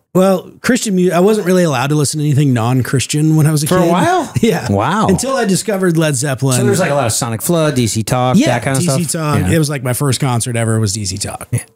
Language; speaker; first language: English; native; English